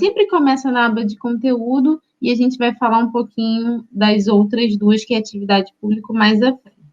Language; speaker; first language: Portuguese; native; Portuguese